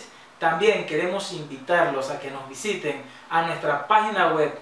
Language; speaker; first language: Spanish; native; Spanish